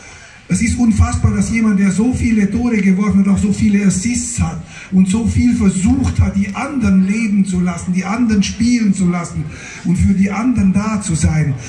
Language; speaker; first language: German; native; German